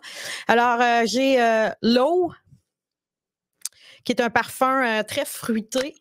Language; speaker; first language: French; native; French